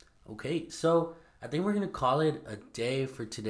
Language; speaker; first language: English; early bilingual, other home language; Spanish